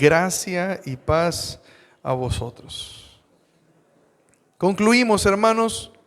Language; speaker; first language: Spanish; native; Spanish